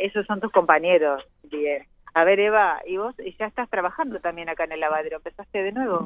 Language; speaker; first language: Spanish; native; Spanish